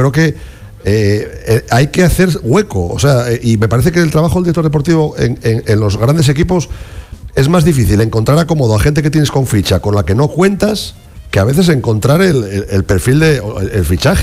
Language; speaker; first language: Spanish; native; Spanish